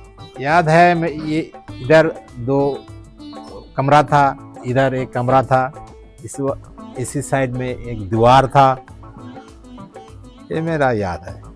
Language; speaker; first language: Hindi; early bilingual, heritage; Hindi